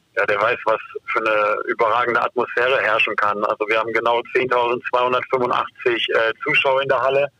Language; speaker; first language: German; native; German